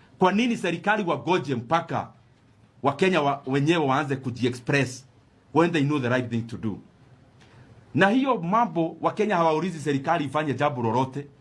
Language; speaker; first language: Swahili; non-native, local second language; Kikuyu